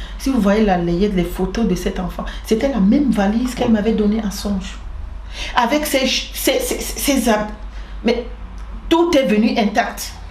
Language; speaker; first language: French; non-native, local second language; Basaa